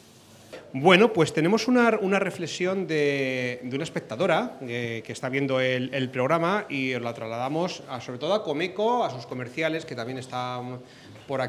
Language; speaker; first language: Spanish; native; Spanish